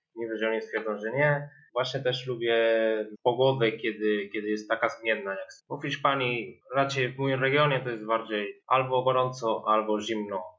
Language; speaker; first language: Polish; non-native, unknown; Spanish